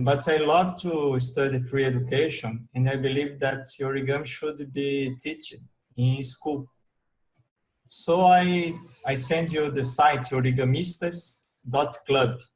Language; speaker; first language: English; non-native, learner; Portuguese